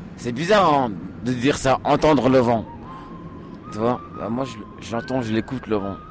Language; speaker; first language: French; early bilingual, other home language; Portuguese